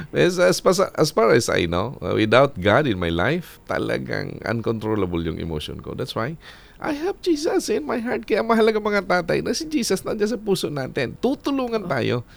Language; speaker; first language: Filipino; non-native, local second language; Bikol